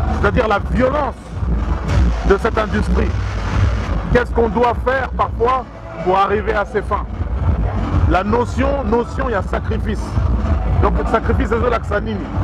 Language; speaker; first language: French; early bilingual, other home language; Lingala